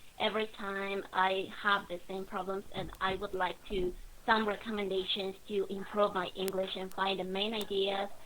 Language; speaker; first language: English; non-native, learner; Spanish